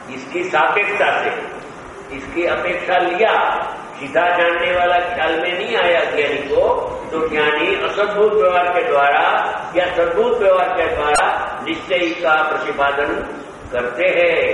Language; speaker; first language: Hindi; non-native, local second language; Gujarati